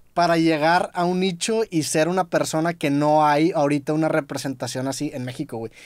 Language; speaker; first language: Spanish; native; Spanish